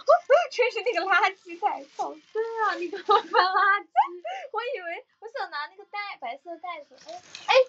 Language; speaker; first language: Chinese; native; Chinese